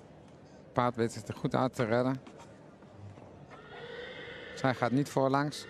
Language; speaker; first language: Dutch; native; Dutch